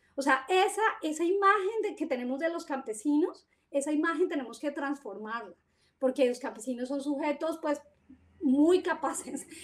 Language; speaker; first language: Spanish; native; Spanish